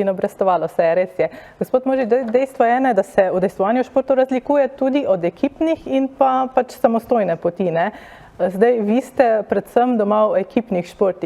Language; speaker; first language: Slovenian; native; Slovenian